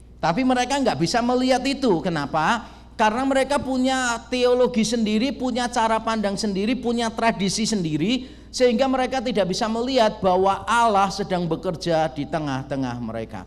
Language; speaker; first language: Indonesian; native; Indonesian